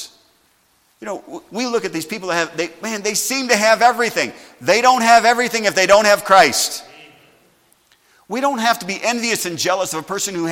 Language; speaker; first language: English; native; English